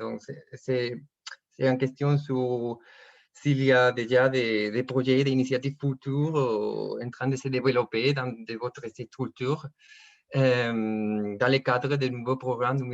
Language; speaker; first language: French; non-native, fluent; Spanish